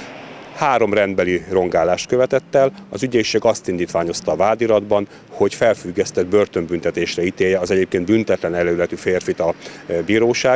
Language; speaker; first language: Hungarian; native; Hungarian